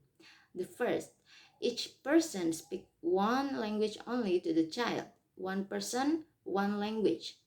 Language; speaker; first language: English; non-native, learner; Indonesian